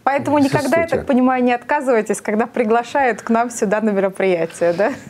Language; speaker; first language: Russian; native; Russian